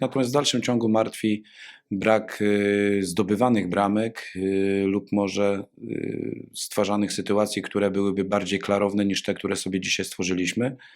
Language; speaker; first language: Polish; native; Polish